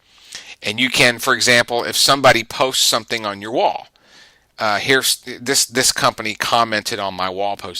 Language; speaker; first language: English; native; English